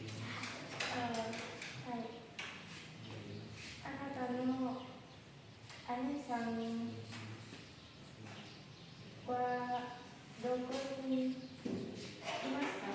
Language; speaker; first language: Japanese; non-native, learner; Indonesian